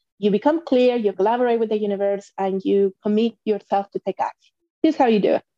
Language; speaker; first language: English; non-native, fluent; Spanish